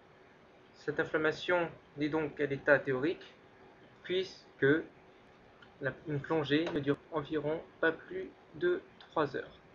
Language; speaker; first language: French; native; French